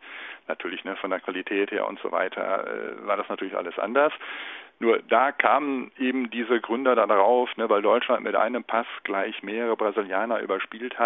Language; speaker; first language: German; native; German